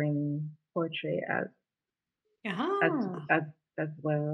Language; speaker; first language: English; non-native, local second language; Jamaican Creole English